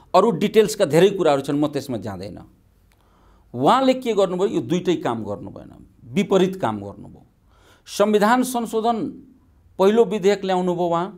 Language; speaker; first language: Nepali; non-native, local second language; Maithili